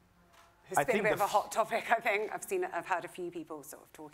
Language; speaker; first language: English; native; English